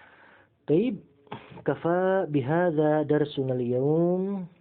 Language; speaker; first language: Arabic; non-native, fluent; Indonesian